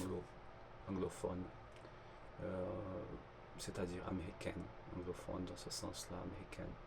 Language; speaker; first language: French; non-native, fluent; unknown